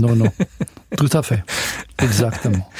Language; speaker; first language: French; non-native, learner; English